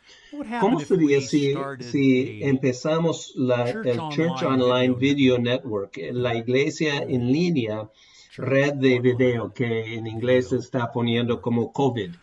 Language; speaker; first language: Spanish; non-native, fluent; English